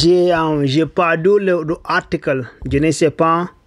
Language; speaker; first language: French; non-native, learner; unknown